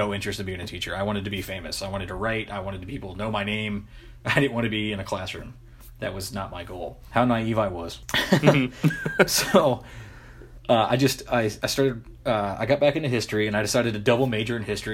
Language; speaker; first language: English; native; English